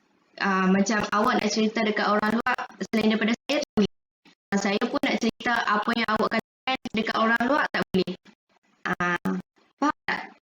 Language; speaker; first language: Malay; native; Malay